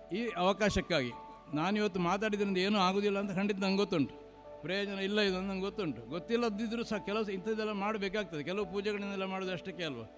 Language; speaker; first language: Kannada; non-native, local second language; Marathi